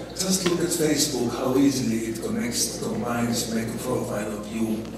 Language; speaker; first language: English; non-native, fluent; Finnish